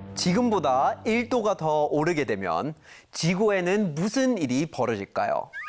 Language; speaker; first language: Korean; non-native, fluent; English